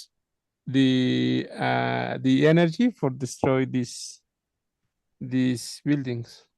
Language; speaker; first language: English; non-native, learner; Spanish